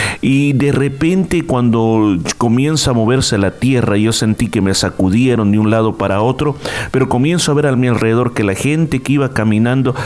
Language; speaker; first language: Spanish; native; Spanish